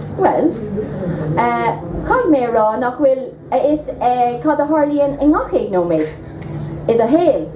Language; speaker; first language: Irish; non-native, local second language; English